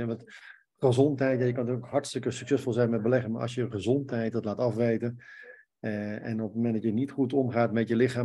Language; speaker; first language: Dutch; native; Dutch